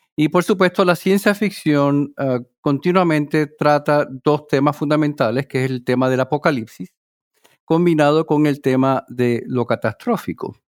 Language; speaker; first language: Spanish; native; Spanish